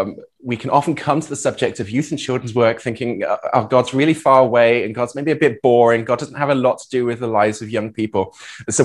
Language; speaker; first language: English; native; English